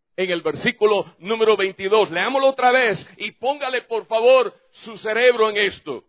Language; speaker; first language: Spanish; non-native, fluent; English